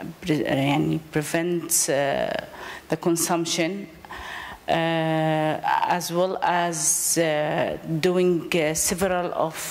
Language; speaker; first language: English; non-native, learner; Arabic